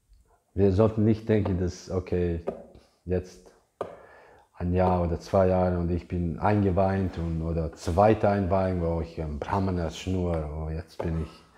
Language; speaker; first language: German; non-native, fluent; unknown